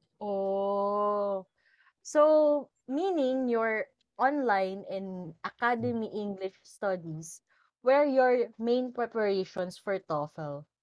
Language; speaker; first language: English; non-native, local second language; Filipino